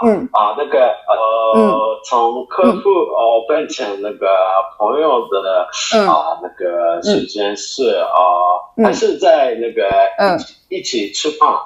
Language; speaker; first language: Chinese; non-native, fluent; Japanese